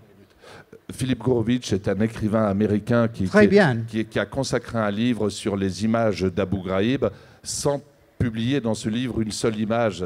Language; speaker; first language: French; native; French